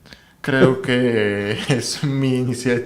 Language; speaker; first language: Spanish; non-native, learner; Russian